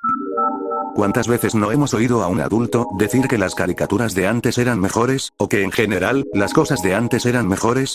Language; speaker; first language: Spanish; native; Spanish